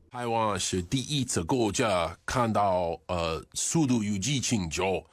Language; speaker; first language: Chinese; non-native, learner; English